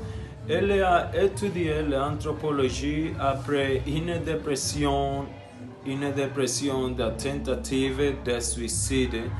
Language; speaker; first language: French; non-native, learner; Spanish